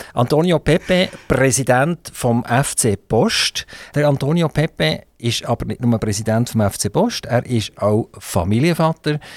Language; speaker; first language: German; native; German